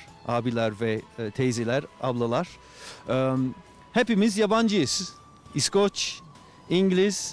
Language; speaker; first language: Turkish; non-native, fluent; English